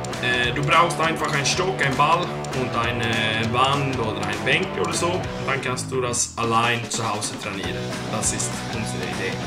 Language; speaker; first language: German; non-native, learner; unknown